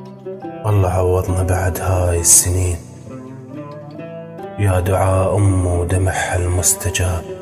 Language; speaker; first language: Arabic; native; Arabic